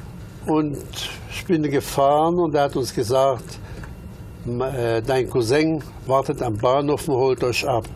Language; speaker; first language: German; early bilingual, other home language; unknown